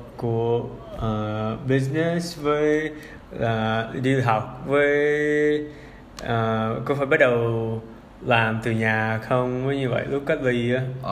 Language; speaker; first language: Vietnamese; early bilingual, heritage; English